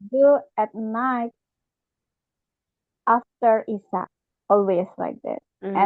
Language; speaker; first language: English; non-native, learner; Indonesian